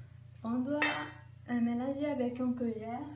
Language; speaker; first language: French; non-native, learner; Spanish